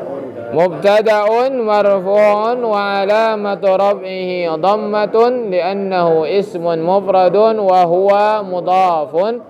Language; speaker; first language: Arabic; non-native, fluent; Indonesian